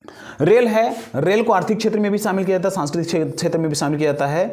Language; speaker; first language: Hindi; native; Hindi